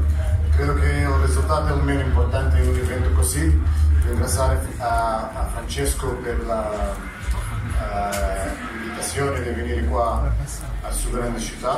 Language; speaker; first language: Italian; non-native, fluent; Portuguese